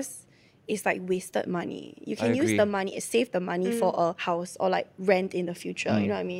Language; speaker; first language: English; native; English